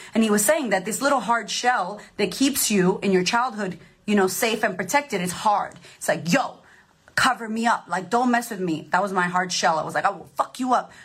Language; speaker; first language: English; native; English